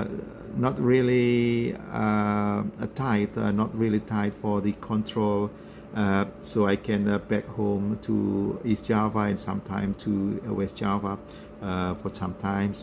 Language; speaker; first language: English; non-native, learner; Indonesian